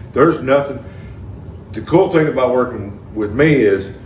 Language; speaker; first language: English; native; English